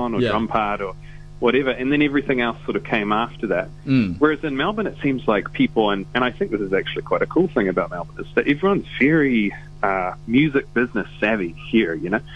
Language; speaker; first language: English; native; English